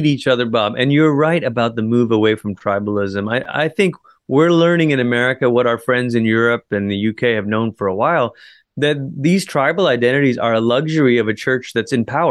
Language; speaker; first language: English; native; English